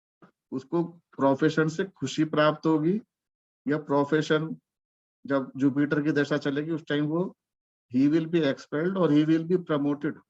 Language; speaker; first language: Hindi; native; Hindi